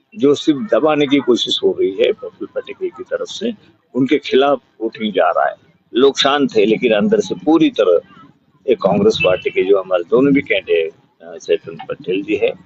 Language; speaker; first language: Hindi; non-native, local second language; Marathi